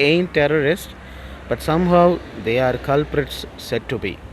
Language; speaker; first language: English; non-native, local second language; Tamil